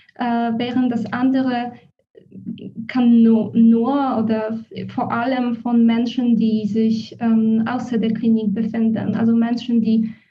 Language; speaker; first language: German; non-native, fluent; Polish